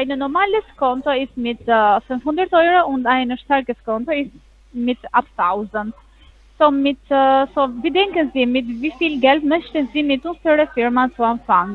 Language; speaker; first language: German; non-native, learner; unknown